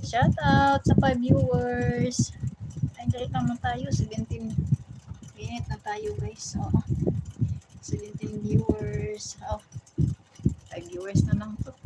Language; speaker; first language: Filipino; non-native, local second language; Cebuano